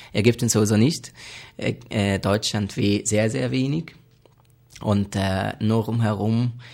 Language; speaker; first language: German; non-native, fluent; Arabic